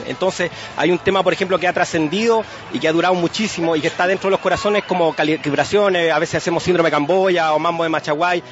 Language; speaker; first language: Spanish; native; Spanish